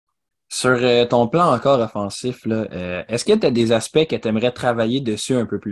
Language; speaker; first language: French; native; French